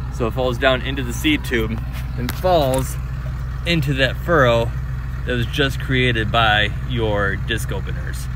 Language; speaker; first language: English; native; English